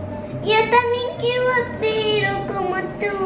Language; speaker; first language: Spanish; early bilingual, heritage; Spanish